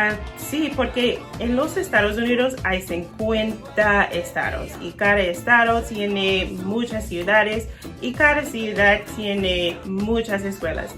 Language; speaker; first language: Spanish; non-native, learner; English